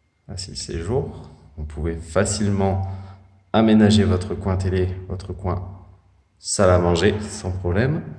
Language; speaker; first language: French; native; French